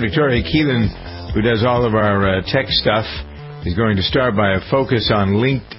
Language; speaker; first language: English; native; English